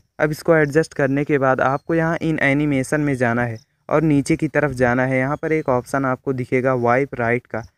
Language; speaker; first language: Hindi; native; Hindi